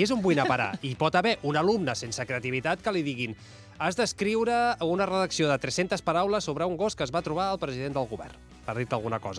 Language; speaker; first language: Catalan; native; Catalan